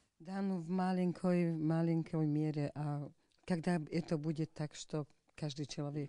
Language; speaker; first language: Russian; non-native, learner; Slovak